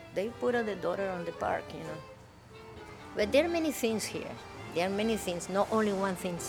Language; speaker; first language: English; non-native, learner; Spanish